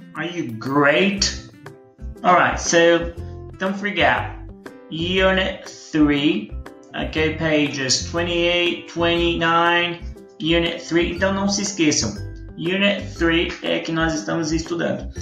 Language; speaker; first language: Portuguese; native; Portuguese